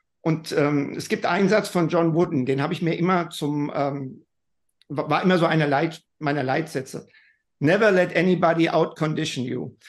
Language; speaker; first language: German; native; German